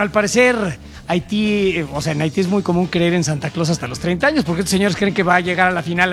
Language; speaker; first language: Spanish; native; Spanish